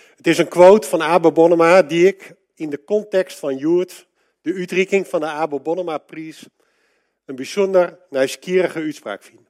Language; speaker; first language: Dutch; native; Dutch